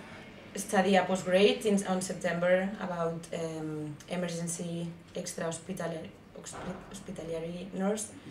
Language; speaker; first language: English; non-native, learner; Spanish